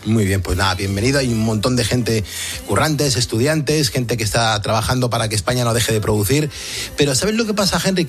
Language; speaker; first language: Spanish; native; Spanish